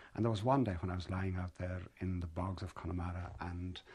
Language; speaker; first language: English; native; English